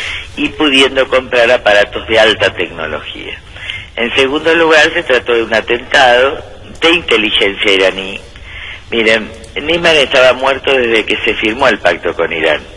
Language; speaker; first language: Spanish; native; Spanish